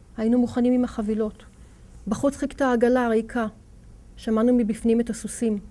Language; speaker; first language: Hebrew; native; Hebrew